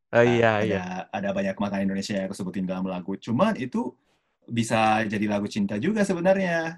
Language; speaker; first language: Indonesian; non-native, fluent; Japanese